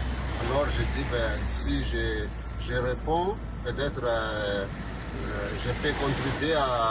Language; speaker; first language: French; non-native, learner; Malagasy